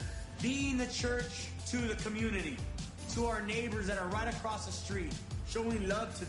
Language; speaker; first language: English; native; English